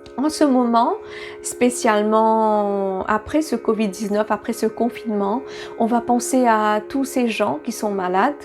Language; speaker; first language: French; non-native, local second language; Bhojpuri